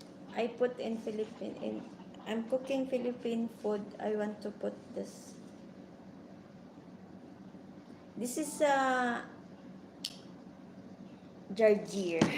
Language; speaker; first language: English; non-native, learner; Bikol